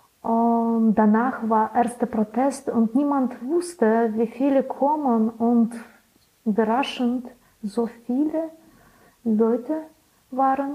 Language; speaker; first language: German; non-native, learner; Belarusian